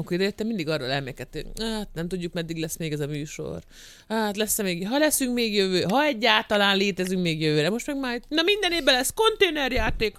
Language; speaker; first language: Hungarian; native; Hungarian